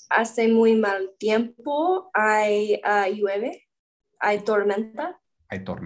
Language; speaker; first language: Spanish; non-native, learner; English